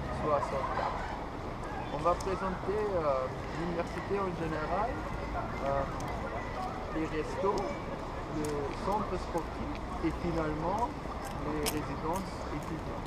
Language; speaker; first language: French; non-native, learner; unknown